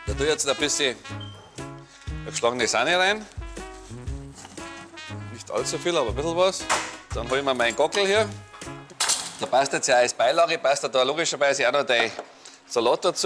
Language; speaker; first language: German; native; German